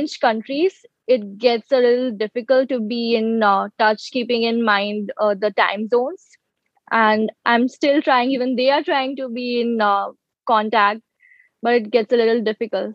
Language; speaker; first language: English; non-native, local second language; Gujarati